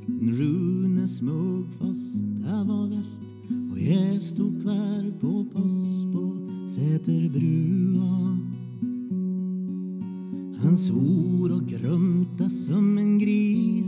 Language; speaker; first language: Swedish; native; Swedish